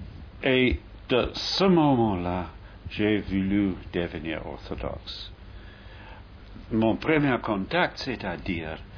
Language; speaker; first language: French; non-native, fluent; English